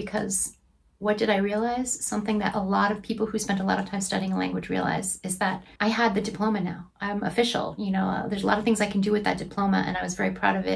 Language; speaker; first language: English; native; English